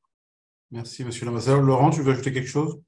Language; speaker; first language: French; native; French